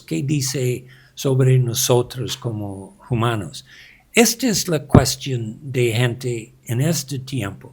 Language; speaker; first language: Spanish; non-native, learner; English